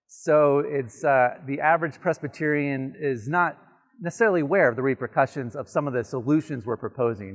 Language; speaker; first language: English; native; English